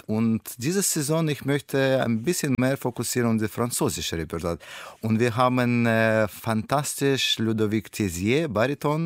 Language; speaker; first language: German; non-native, learner; Russian